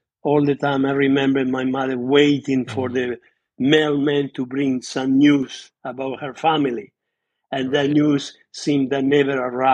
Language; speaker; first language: English; non-native, fluent; Spanish